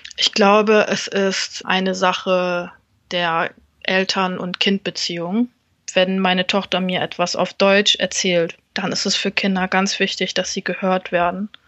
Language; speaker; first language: German; early bilingual, other home language; Vietnamese